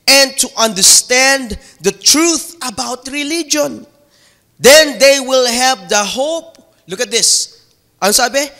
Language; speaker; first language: English; non-native, local second language; Filipino